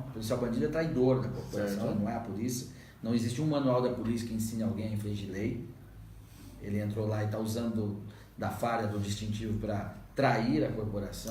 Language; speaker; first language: Portuguese; native; Portuguese